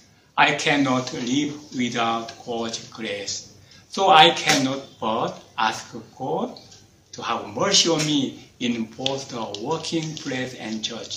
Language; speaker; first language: English; non-native, fluent; Korean